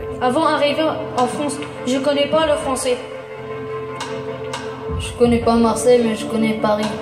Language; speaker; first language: French; non-native, learner; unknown